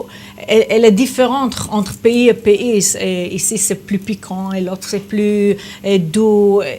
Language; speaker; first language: French; non-native, fluent; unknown